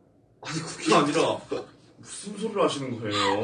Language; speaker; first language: Korean; native; Korean